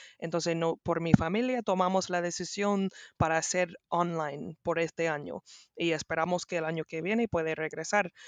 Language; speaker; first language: Spanish; non-native, learner; English